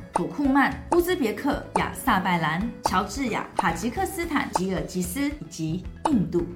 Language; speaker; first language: Chinese; native; Chinese